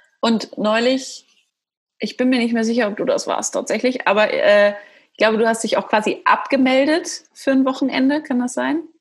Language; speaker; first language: German; native; German